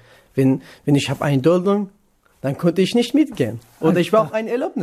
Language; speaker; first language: German; non-native, learner; Kurdish